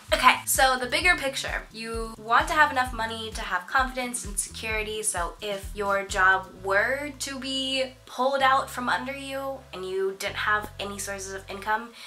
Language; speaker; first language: English; native; English